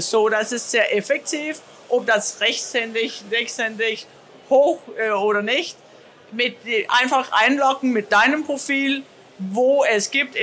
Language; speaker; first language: German; non-native, learner; Danish